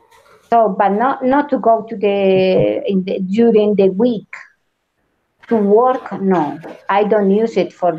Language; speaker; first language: English; non-native, learner; Spanish